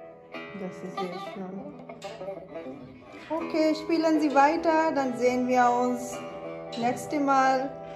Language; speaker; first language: German; non-native, learner; Urdu